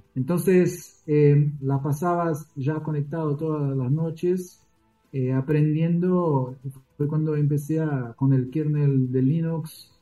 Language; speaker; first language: Spanish; early bilingual, heritage; Spanish